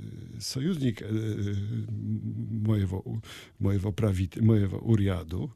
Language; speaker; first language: Ukrainian; non-native, learner; Polish